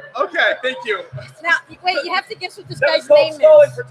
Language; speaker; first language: English; native; English